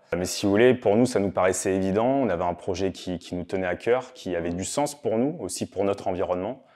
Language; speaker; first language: French; native; French